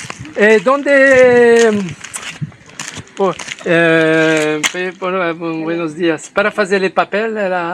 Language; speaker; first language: Spanish; non-native, learner; French